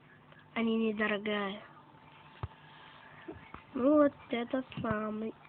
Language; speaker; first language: Russian; non-native, learner; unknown